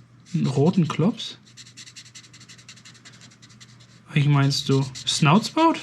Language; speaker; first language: German; native; German